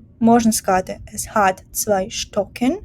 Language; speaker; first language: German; non-native, fluent; Ukrainian